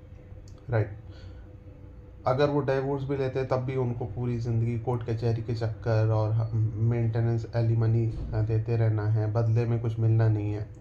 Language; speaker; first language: Hindi; native; Hindi